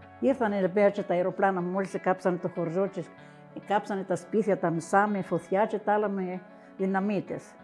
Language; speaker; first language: Greek; native; Greek